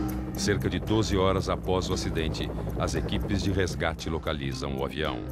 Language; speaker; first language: Portuguese; native; Portuguese